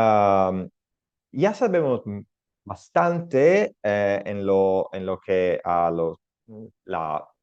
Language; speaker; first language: Spanish; non-native, learner; Italian